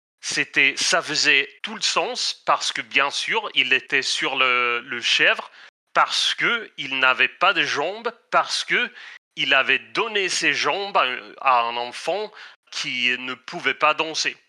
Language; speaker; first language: French; non-native, fluent; Swedish